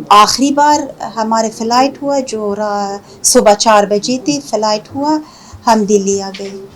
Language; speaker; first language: Hindi; non-native, fluent; Punjabi